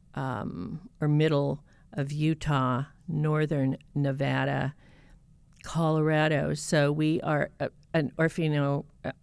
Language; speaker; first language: English; native; English